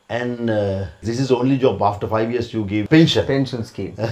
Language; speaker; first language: English; non-native, local second language; Sinhala